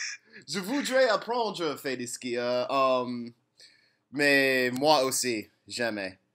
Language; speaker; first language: French; non-native, learner; English